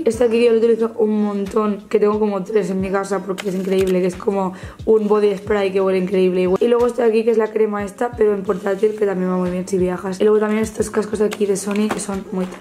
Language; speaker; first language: Spanish; native; Spanish